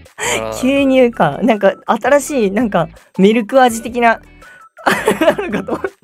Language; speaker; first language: Japanese; native; Japanese